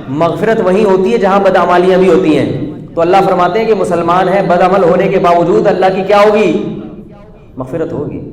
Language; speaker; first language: Urdu; native; Urdu